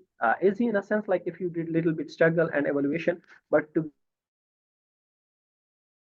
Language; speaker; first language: English; non-native, fluent; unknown